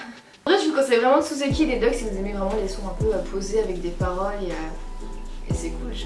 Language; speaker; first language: French; native; French